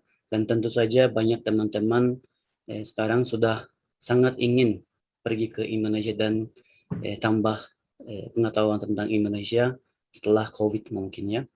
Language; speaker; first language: Indonesian; non-native, learner; Turkish